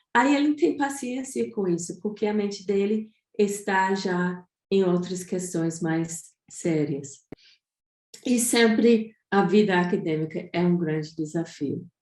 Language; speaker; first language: Portuguese; non-native, fluent; English